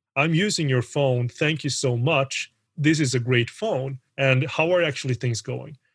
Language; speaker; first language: English; early bilingual, other home language; Spanish